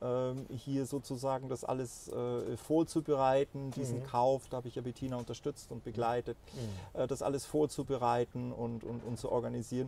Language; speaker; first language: German; native; German